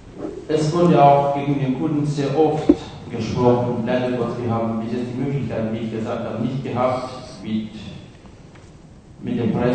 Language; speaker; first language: German; non-native, fluent; Kurdish